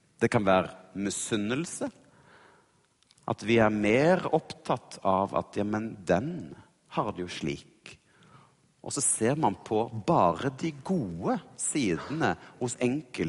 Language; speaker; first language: Norwegian; native; Norwegian